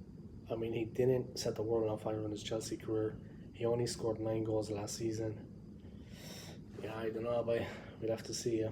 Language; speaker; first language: English; native; English